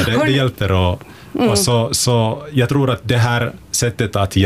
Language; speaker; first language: Swedish; non-native, local second language; Finnish